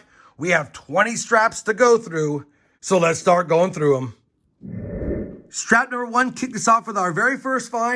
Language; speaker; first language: English; native; English